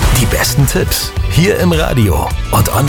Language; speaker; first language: German; native; German